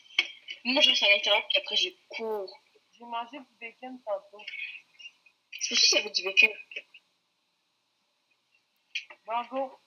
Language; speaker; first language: French; native; French